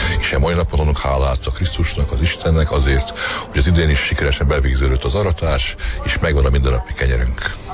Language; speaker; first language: Hungarian; non-native, local second language; Croatian